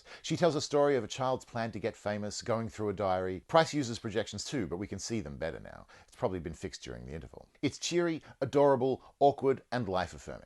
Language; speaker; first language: English; native; English